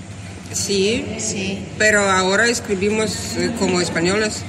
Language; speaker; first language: Spanish; non-native, learner; Russian